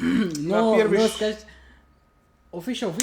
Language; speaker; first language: Russian; non-native, learner; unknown